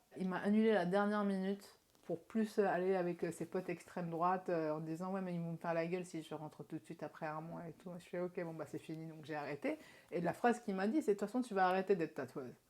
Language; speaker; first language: French; early bilingual, other home language; Japanese